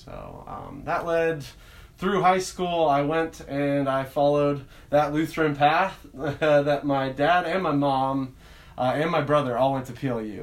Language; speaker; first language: English; native; English